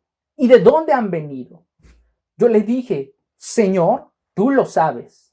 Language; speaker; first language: Spanish; native; Spanish